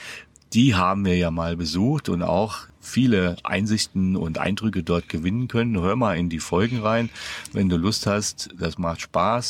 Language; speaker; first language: German; native; German